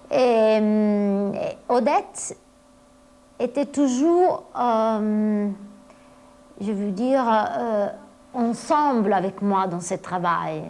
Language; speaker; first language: French; non-native, fluent; Italian